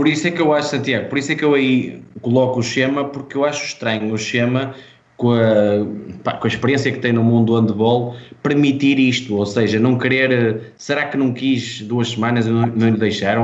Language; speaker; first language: Portuguese; native; Portuguese